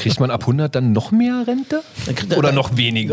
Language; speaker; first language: German; native; German